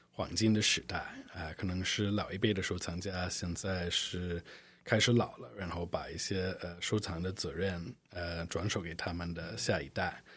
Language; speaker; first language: Chinese; non-native, fluent; English